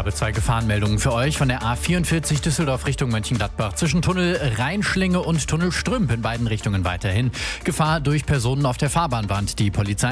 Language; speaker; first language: German; native; German